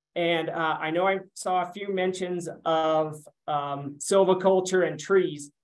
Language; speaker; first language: English; native; English